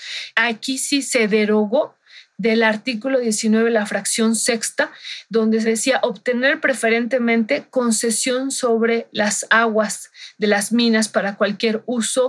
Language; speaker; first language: Spanish; native; Spanish